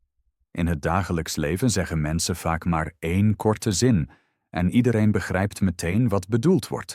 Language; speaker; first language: Dutch; non-native, fluent; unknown